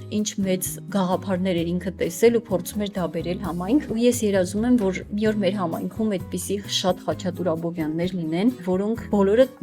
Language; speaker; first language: Armenian; non-native, local second language; Kurdish